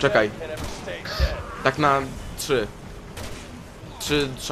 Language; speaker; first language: Polish; native; Polish